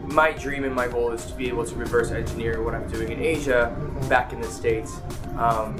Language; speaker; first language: English; native; English